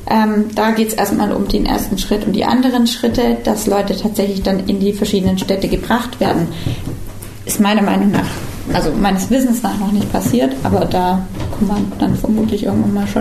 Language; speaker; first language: German; native; German